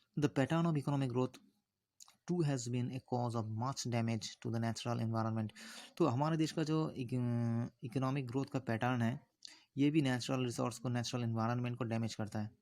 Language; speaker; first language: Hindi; non-native, local second language; Bangla